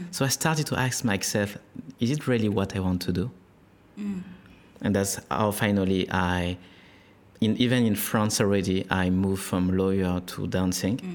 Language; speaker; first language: English; non-native, fluent; French